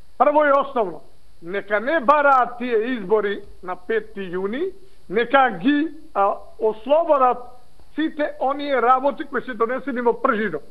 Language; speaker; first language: Macedonian; native; Macedonian